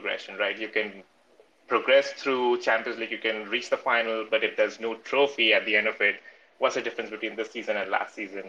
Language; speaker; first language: English; non-native, local second language; Hindi